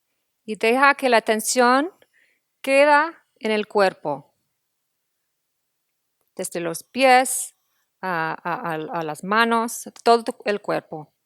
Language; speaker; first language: Spanish; non-native, fluent; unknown